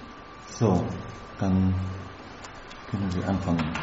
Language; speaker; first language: German; non-native, learner; Czech